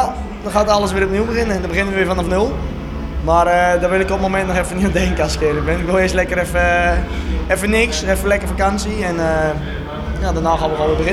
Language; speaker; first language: Dutch; native; Dutch